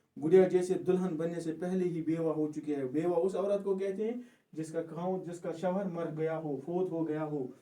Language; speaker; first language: Urdu; non-native, local second language; Kashmiri